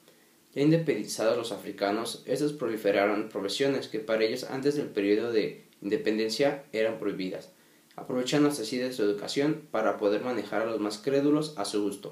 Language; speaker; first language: Spanish; native; Spanish